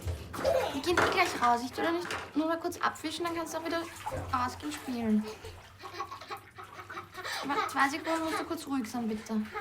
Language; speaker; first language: German; native; German